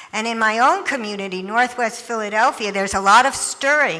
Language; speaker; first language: English; native; English